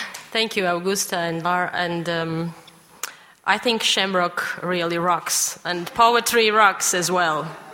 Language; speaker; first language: English; non-native, fluent; Georgian